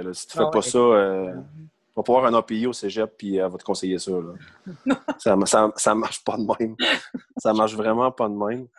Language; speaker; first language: French; native; French